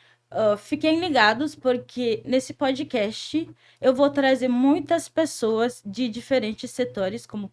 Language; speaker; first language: Portuguese; non-native, fluent; Haitian Creole